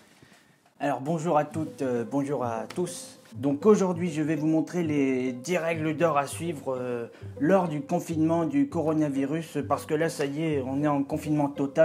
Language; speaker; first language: French; native; French